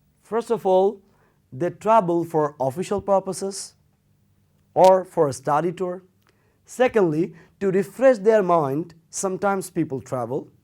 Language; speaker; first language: English; non-native, local second language; Bangla